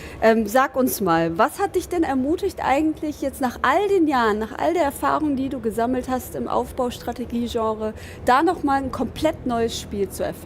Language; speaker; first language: German; native; German